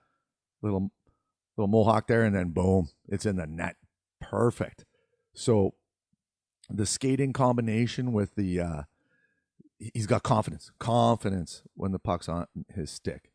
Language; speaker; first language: English; native; English